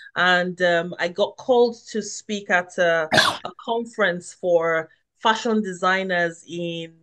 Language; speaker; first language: English; non-native, local second language; Yoruba